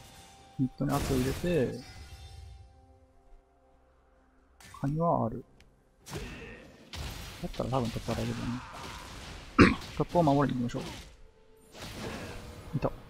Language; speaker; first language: Japanese; native; Japanese